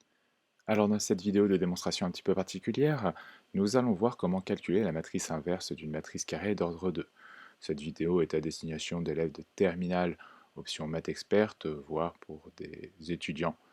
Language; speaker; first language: French; native; French